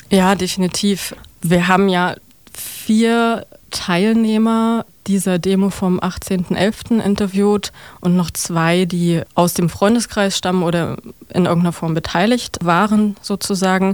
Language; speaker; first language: German; native; German